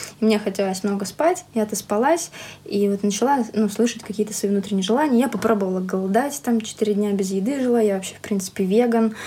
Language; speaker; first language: Russian; native; Russian